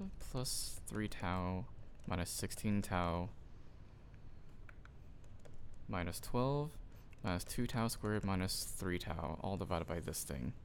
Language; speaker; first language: English; native; English